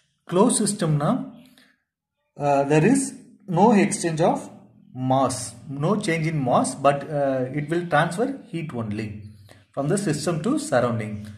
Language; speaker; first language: English; non-native, local second language; Tamil